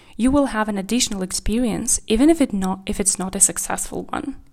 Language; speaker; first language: English; non-native, fluent; Kazakh